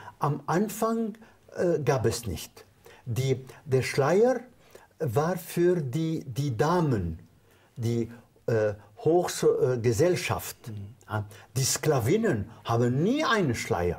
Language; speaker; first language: German; non-native, fluent; Arabic